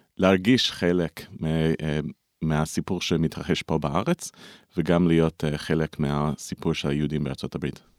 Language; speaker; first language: Hebrew; non-native, fluent; English